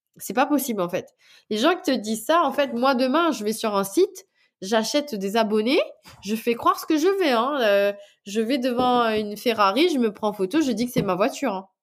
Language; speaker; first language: French; non-native, local second language; Morisyen